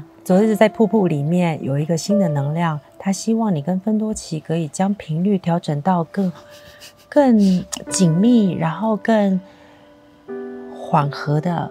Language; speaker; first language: Chinese; native; Chinese